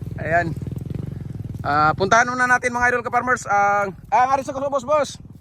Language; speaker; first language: Filipino; native; Filipino